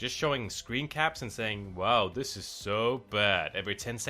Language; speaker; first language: English; native; English